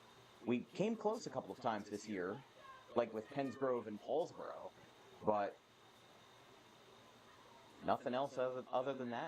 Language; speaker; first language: English; native; English